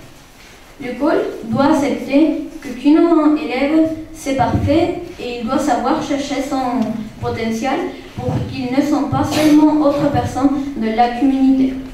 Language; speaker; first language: French; non-native, learner; Spanish